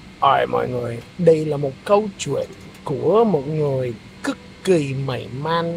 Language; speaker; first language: Vietnamese; non-native, learner; English